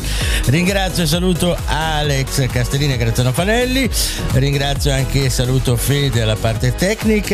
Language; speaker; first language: Italian; native; Italian